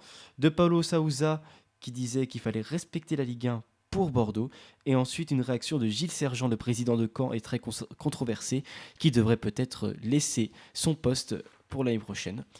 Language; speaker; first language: French; native; French